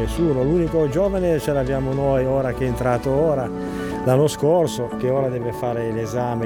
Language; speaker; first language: Italian; native; Italian